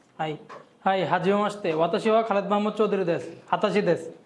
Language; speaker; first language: Japanese; non-native, learner; Bangla